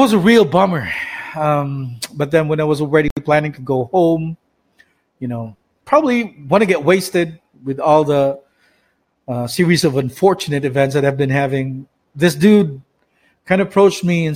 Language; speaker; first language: English; non-native, local second language; Cebuano